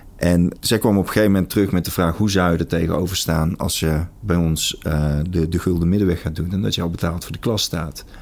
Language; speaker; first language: Dutch; native; Dutch